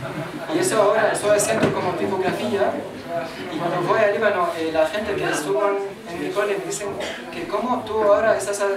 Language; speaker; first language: Spanish; non-native, learner; Arabic